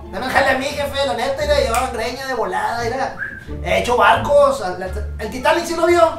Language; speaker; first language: Spanish; native; Spanish